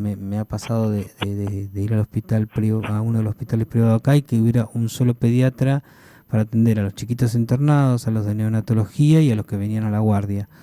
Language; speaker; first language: Spanish; native; Spanish